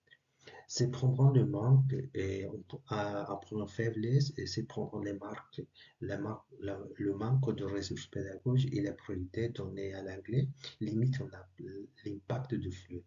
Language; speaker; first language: French; non-native, learner; Spanish